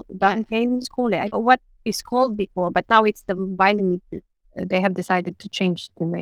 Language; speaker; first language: English; non-native, local second language; Iloko